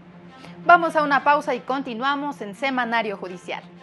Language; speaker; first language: Spanish; native; Spanish